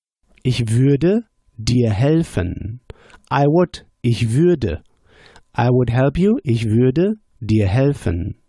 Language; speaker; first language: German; non-native, fluent; English